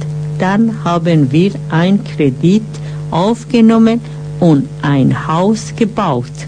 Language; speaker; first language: German; non-native, fluent; Persian